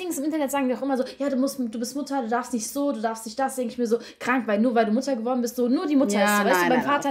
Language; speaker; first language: German; early bilingual, other home language; Albanian